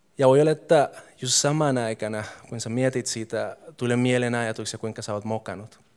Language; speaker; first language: Finnish; non-native, fluent; Spanish